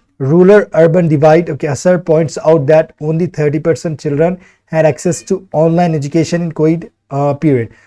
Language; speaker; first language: Hindi; native; Hindi